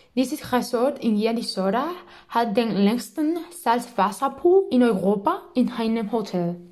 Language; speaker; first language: German; non-native, learner; Spanish